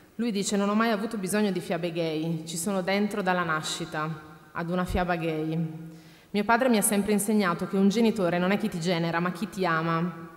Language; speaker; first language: Italian; native; Italian